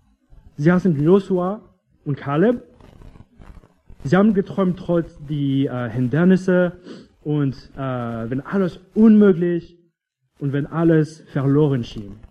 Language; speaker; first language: German; non-native, fluent; English